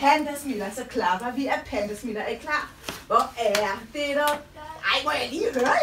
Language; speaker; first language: Danish; native; Danish